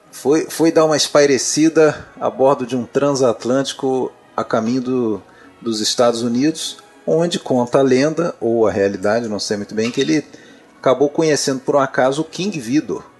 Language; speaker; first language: Portuguese; native; Portuguese